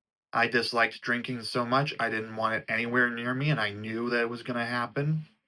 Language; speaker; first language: English; native; English